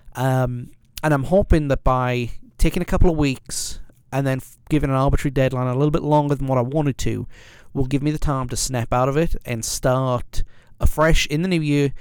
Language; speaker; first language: English; native; English